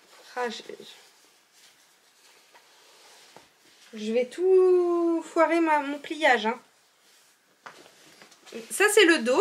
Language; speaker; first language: French; native; French